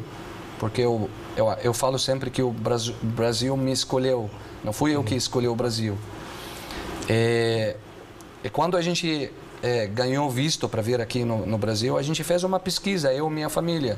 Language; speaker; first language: Portuguese; non-native, fluent; Arabic